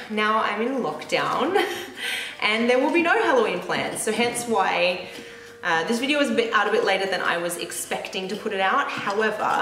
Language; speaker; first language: English; native; English